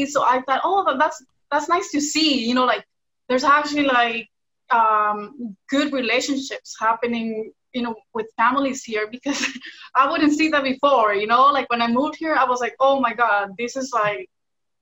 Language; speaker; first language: English; early bilingual, other home language; Spanish